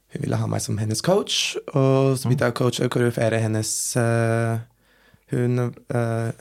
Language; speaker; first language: Norwegian; non-native, fluent; English